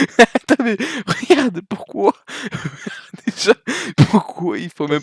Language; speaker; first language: French; native; French